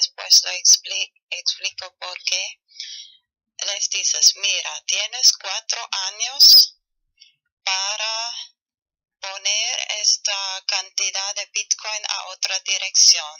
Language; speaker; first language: Spanish; non-native, fluent; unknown